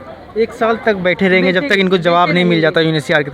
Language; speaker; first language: Hindi; native; Hindi